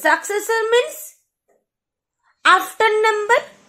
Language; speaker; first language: English; non-native, local second language; Bangla